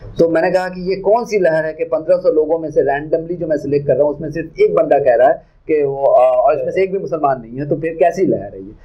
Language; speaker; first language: Hindi; native; Hindi